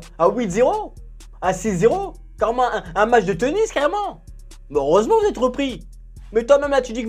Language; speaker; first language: French; native; French